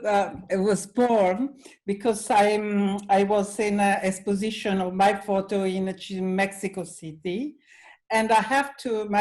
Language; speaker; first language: English; non-native, learner; Italian